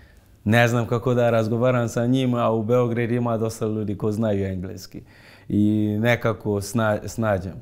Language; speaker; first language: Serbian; non-native, fluent; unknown